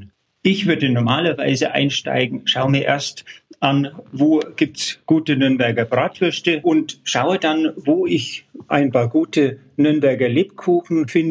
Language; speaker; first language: German; native; German